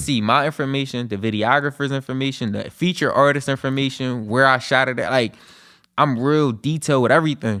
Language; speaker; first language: English; native; English